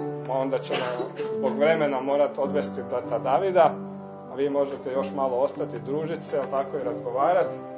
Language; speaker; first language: Serbian; native; Serbian